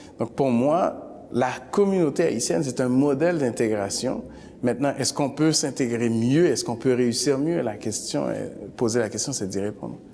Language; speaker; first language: French; early bilingual, other home language; Haitian Creole